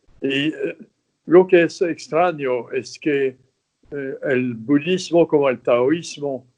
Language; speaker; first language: Spanish; non-native, fluent; French